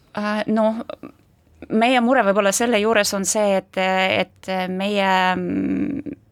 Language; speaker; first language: Estonian; non-native, local second language; Russian